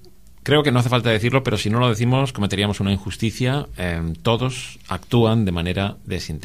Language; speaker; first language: Spanish; native; Spanish